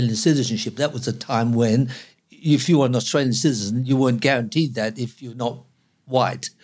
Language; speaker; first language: English; non-native, local second language; Cantonese